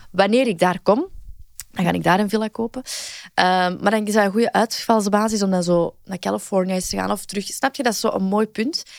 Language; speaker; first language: Dutch; native; Dutch